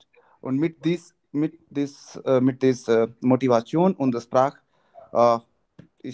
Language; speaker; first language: German; non-native, learner; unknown